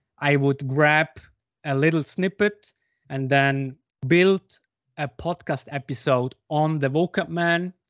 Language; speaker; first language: English; non-native, fluent; Swiss German